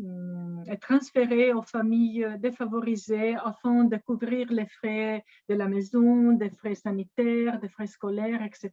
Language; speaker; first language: French; non-native, fluent; Italian